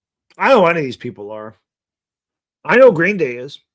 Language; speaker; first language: English; native; English